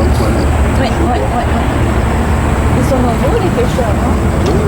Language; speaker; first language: French; non-native, fluent; Japanese